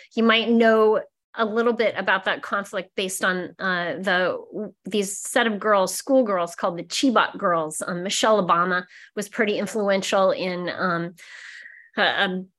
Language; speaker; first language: English; native; English